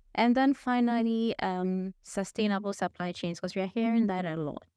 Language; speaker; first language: English; non-native, local second language; Akan